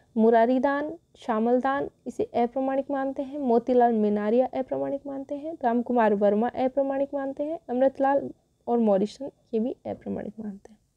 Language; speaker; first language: Hindi; native; Hindi